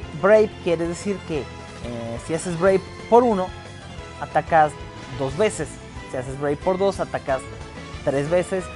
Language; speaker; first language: Spanish; native; Spanish